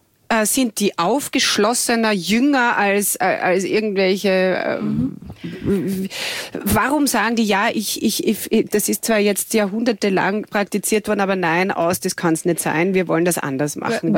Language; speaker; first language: German; native; German